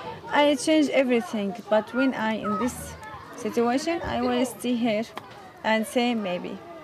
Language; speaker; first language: English; non-native, learner; Arabic